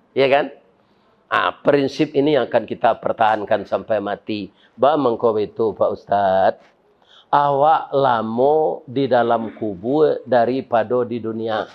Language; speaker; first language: Malay; non-native, local second language; Minangkabau